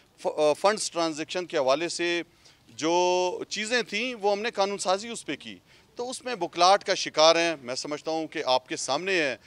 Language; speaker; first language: Urdu; non-native, local second language; Pashto